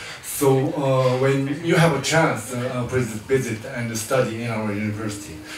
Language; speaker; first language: English; non-native, learner; Korean